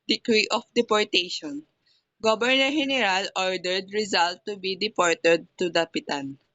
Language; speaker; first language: English; non-native, local second language; Filipino